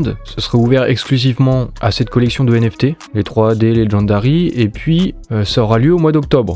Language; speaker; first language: French; native; French